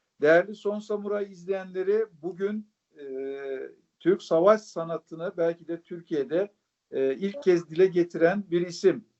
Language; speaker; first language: Turkish; native; Turkish